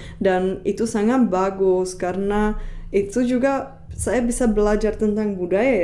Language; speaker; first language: Indonesian; non-native, fluent; Czech